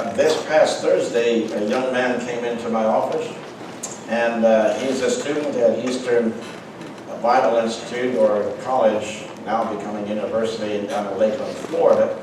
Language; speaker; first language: English; native; English